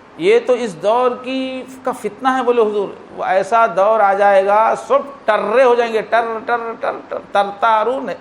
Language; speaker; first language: Urdu; native; Urdu